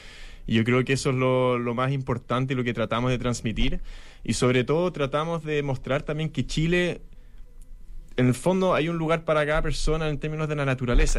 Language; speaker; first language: Spanish; native; Spanish